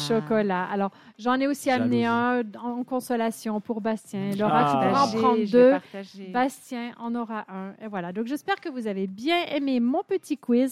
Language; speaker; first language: French; native; French